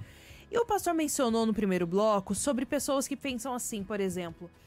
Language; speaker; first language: Portuguese; native; Portuguese